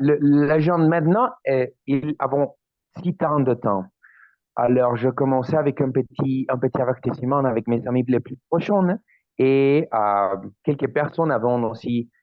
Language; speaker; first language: French; non-native, learner; Spanish